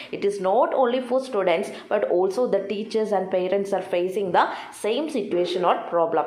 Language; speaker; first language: English; non-native, local second language; Malayalam